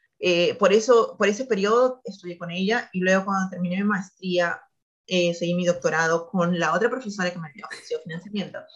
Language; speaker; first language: Spanish; native; Spanish